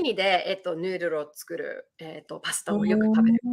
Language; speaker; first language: Japanese; early bilingual, heritage; Japanese